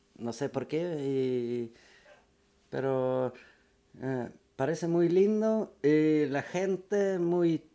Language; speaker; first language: Spanish; early bilingual, heritage; Swedish